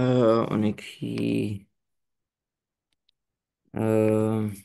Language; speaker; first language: French; non-native, learner; Romanian